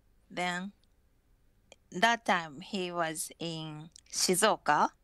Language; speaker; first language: English; non-native, fluent; Japanese